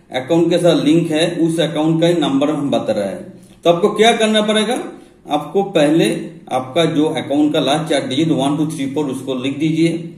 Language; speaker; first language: Hindi; non-native, local second language; Bangla